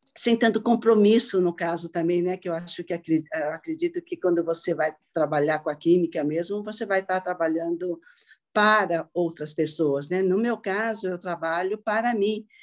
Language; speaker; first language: Portuguese; early bilingual, other home language; Cantonese